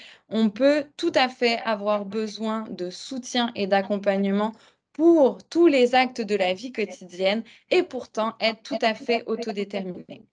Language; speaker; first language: French; native; French